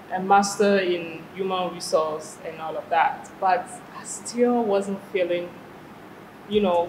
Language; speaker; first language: English; non-native, fluent; French